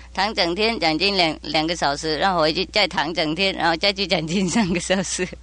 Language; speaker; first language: Chinese; non-native, fluent; Vietnamese